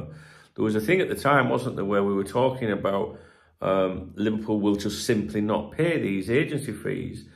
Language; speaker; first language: English; native; English